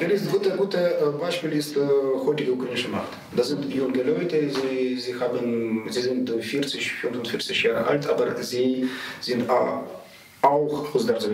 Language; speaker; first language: German; non-native, learner; Ukrainian